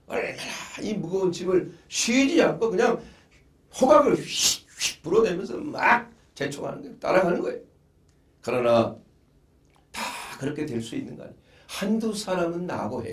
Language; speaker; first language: Korean; native; Korean